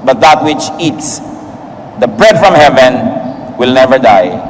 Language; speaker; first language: English; non-native, local second language; Filipino